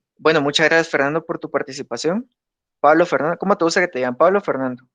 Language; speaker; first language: Spanish; native; Spanish